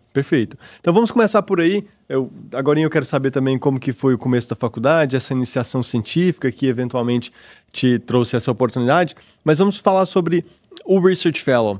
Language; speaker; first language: Portuguese; native; Portuguese